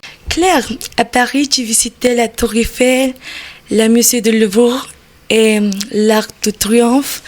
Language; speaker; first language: French; non-native, learner; Spanish